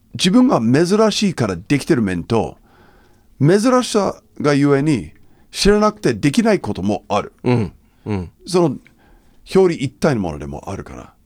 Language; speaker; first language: Japanese; non-native, fluent; English